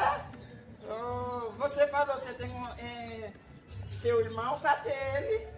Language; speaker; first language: Portuguese; non-native, learner; Haitian Creole